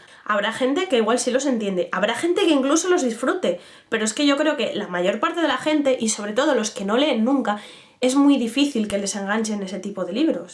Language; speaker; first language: Spanish; native; Spanish